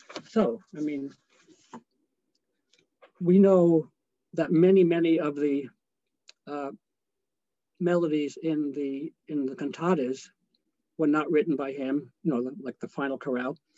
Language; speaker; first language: English; native; English